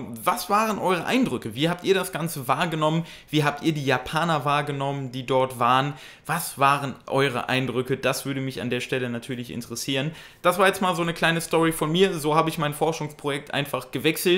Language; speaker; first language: German; native; German